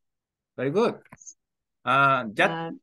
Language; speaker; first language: Vietnamese; non-native, learner; Korean